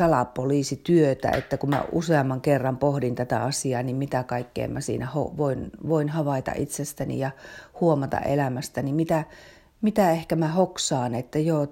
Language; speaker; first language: Finnish; native; Finnish